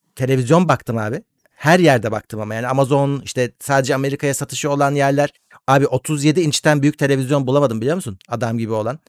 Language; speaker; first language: Turkish; native; Turkish